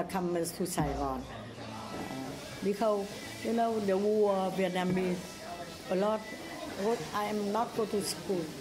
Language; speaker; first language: English; non-native, learner; Vietnamese